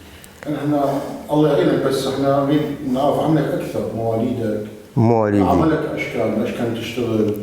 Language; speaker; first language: Arabic; native; Arabic